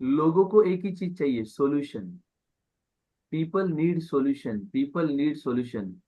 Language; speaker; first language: Hindi; non-native, local second language; Marathi